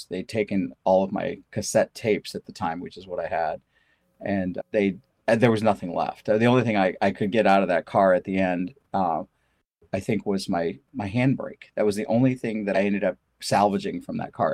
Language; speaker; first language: English; early bilingual, other home language; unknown